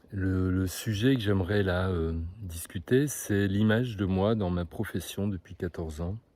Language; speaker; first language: French; native; French